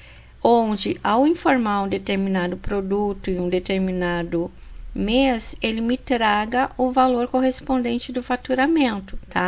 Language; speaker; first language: Portuguese; native; Portuguese